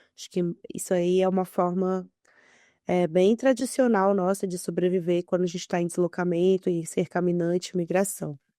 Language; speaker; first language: Portuguese; early bilingual, other home language; Spanish